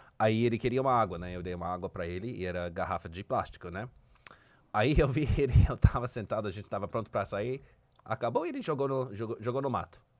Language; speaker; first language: Portuguese; non-native, fluent; English